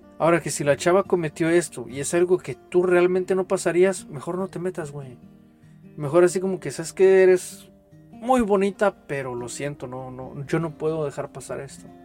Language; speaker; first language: Spanish; native; Spanish